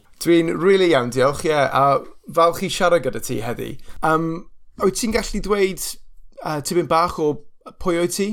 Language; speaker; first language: Welsh; non-native, local second language; English